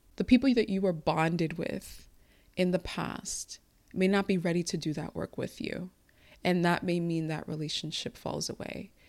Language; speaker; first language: English; early bilingual, other home language; Igbo